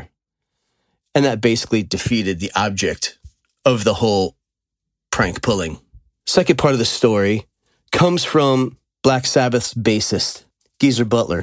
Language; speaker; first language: English; native; English